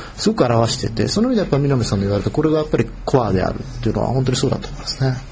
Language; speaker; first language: Japanese; native; Japanese